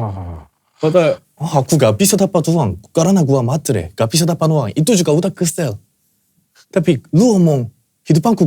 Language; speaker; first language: Indonesian; non-native, fluent; Korean